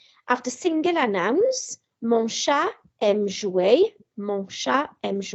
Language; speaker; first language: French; non-native, fluent; English